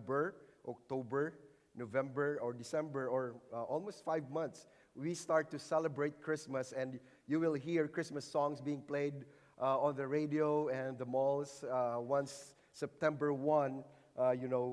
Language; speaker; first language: English; non-native, local second language; Filipino